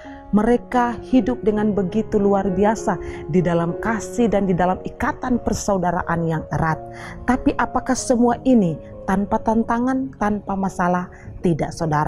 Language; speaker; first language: Indonesian; native; Indonesian